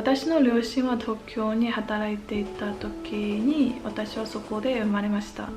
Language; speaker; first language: Japanese; non-native, fluent; Chinese